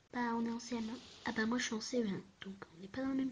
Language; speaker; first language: French; native; French